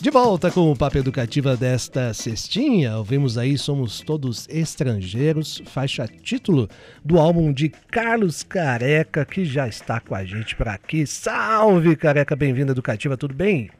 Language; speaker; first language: Portuguese; native; Portuguese